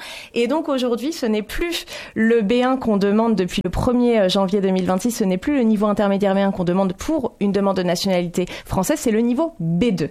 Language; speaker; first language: French; native; French